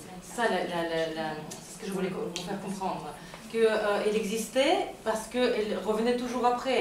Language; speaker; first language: French; non-native, fluent; Russian